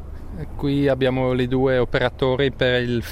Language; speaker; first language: Italian; non-native, local second language; German